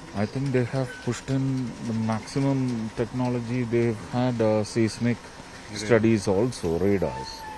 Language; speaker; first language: English; non-native, local second language; Malayalam